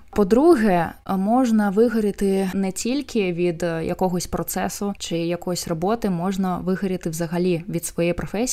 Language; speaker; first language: Ukrainian; non-native, local second language; Russian